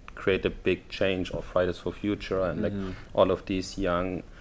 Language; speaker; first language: English; non-native, fluent; German